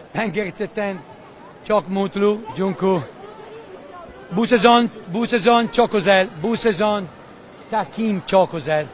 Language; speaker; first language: Turkish; non-native, learner; Italian